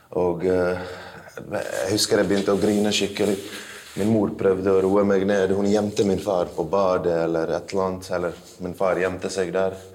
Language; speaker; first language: Norwegian; early bilingual, other home language; Bosnian